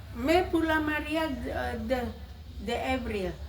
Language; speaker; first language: French; non-native, learner; Indonesian